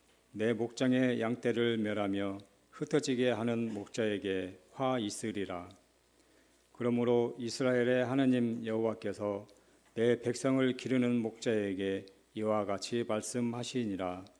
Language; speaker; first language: Korean; native; Korean